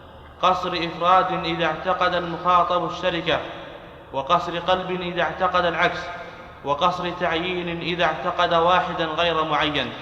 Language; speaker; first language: Arabic; native; Arabic